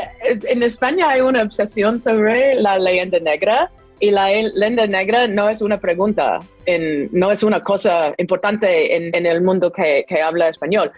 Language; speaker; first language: Spanish; non-native, fluent; English